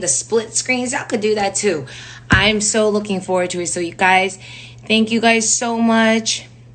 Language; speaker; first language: English; early bilingual, other home language; Korean